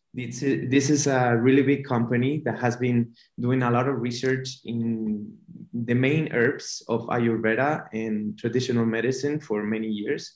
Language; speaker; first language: English; non-native, fluent; Spanish